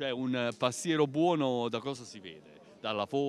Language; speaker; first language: Italian; native; Italian